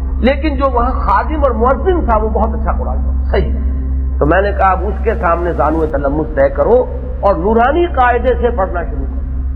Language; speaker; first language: Urdu; native; Urdu